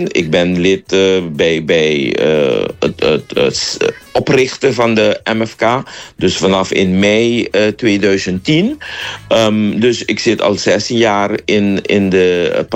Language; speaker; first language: Dutch; non-native, local second language; Papiamento